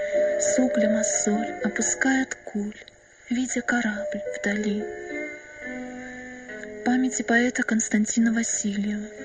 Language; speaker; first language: Russian; native; Russian